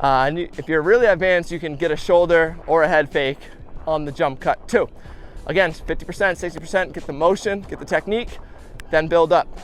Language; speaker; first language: English; native; English